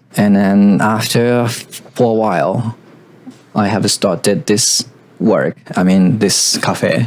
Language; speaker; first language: English; non-native, learner; Japanese